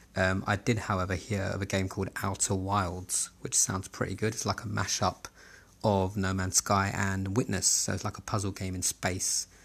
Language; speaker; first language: English; native; English